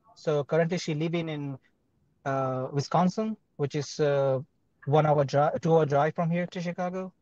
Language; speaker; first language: English; non-native, fluent; Arabic